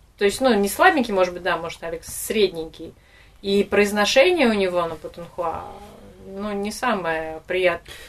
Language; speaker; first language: Russian; native; Russian